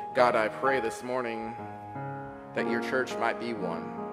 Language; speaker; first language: English; native; English